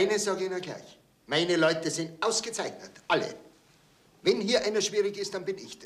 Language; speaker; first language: German; native; German